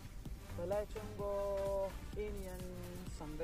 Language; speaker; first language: Chinese; non-native, learner; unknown